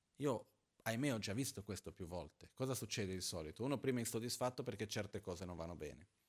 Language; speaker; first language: Italian; non-native, fluent; Portuguese